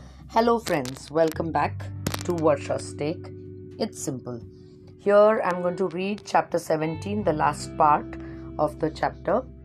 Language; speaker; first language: English; non-native, local second language; Marathi